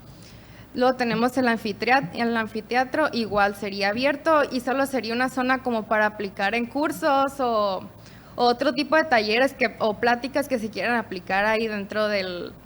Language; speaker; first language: Spanish; native; Spanish